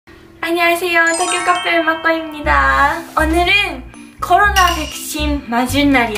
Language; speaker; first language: Korean; non-native, fluent; Japanese